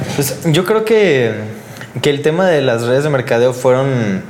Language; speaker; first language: Spanish; native; Spanish